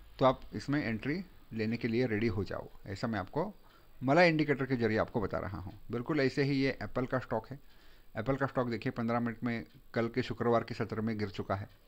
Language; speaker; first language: Hindi; non-native, local second language; Marathi